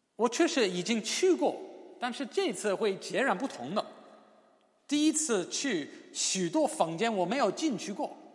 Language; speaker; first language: Chinese; non-native, fluent; English